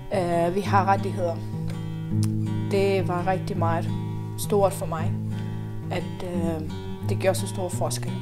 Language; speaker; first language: Danish; non-native, fluent; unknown